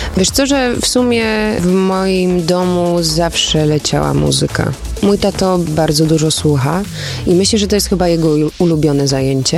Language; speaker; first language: Polish; early bilingual, heritage; Polish